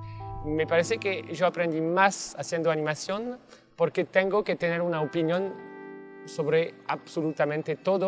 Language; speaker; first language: Spanish; non-native, fluent; French